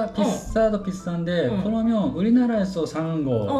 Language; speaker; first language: Korean; non-native, learner; Japanese